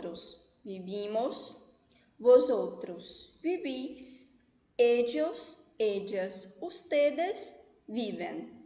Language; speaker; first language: Spanish; non-native, fluent; Portuguese